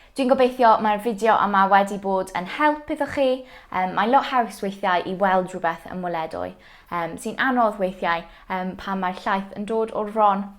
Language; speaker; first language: Welsh; non-native, local second language; English